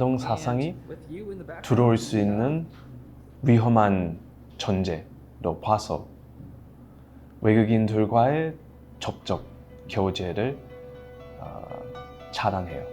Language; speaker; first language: Korean; non-native, fluent; English